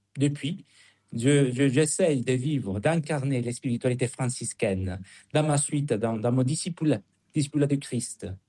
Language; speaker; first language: French; non-native, fluent; Spanish